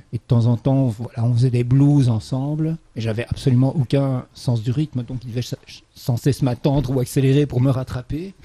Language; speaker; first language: French; native; French